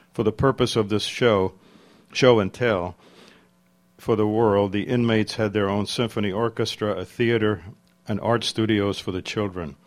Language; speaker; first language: English; early bilingual, other home language; Czech